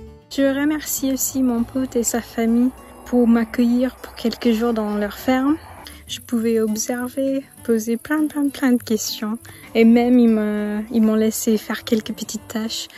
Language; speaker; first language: French; non-native, fluent; English